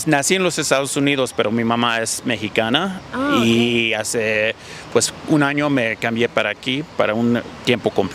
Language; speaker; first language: Spanish; early bilingual, heritage; English